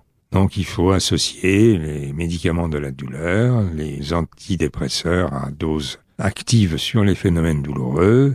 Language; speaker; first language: French; native; French